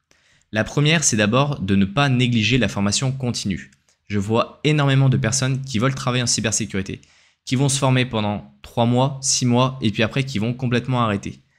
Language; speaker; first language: French; native; French